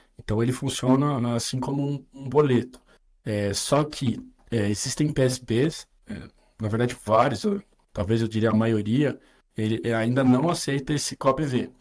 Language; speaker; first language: Portuguese; native; Portuguese